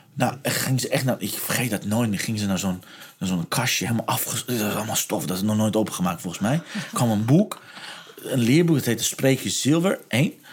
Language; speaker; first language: Dutch; non-native, fluent; Persian